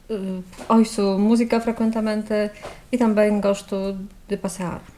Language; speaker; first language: Portuguese; non-native, learner; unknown